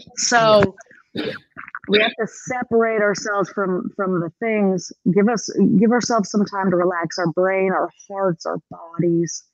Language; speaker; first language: English; native; English